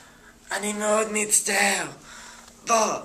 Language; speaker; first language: Hebrew; non-native, learner; English